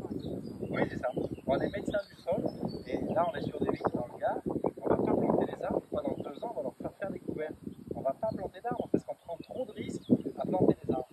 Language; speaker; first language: French; native; French